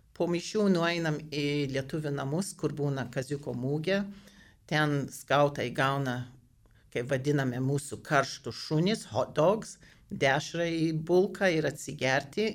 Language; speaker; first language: Lithuanian; early bilingual, heritage; Lithuanian